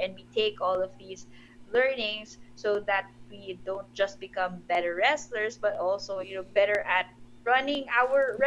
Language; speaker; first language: English; non-native, local second language; Filipino